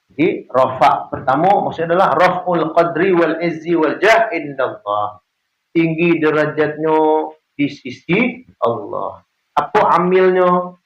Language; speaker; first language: Malay; non-native, local second language; Minangkabau